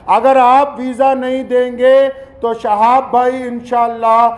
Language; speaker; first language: Hindi; native; Hindi